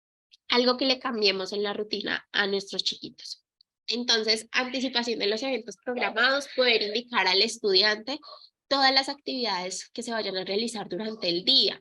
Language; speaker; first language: Spanish; native; Spanish